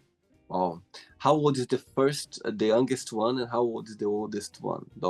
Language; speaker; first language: English; non-native, fluent; Portuguese